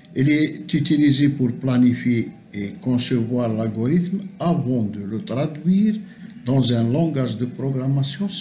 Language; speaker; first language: French; non-native, local second language; Arabic